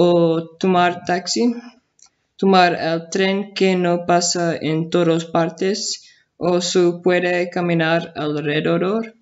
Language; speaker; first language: Spanish; non-native, learner; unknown